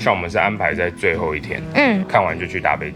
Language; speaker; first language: Chinese; native; Chinese